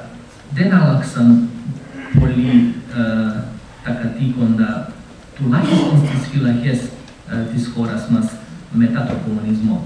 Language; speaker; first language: Greek; non-native, fluent; Macedonian